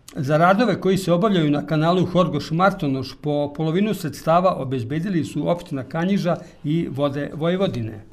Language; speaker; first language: Bosnian; non-native, local second language; Hungarian